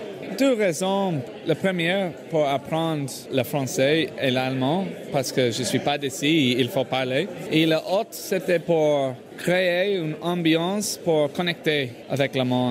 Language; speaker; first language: French; non-native, learner; English